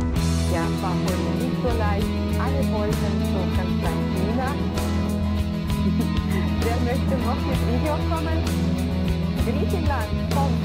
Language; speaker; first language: German; non-native, fluent; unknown